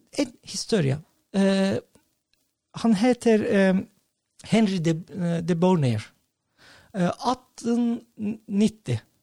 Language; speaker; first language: Norwegian; non-native, fluent; Turkish